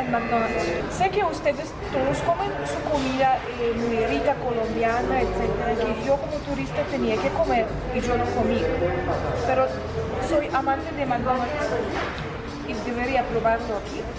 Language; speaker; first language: Spanish; non-native, fluent; Russian